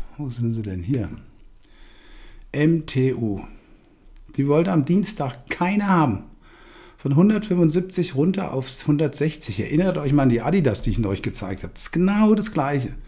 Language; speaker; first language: German; native; German